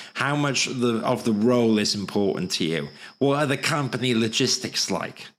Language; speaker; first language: English; native; English